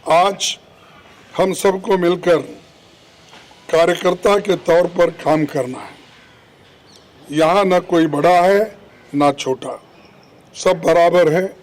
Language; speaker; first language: Hindi; non-native, local second language; Kannada